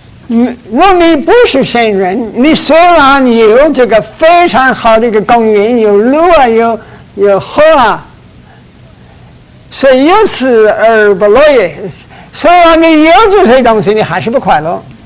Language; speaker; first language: Chinese; early bilingual, heritage; Chinese